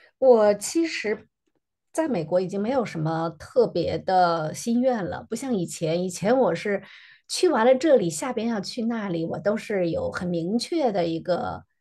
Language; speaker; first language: Chinese; native; Chinese